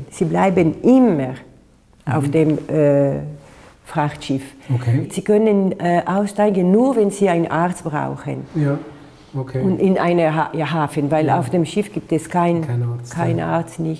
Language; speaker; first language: German; non-native, fluent; Italian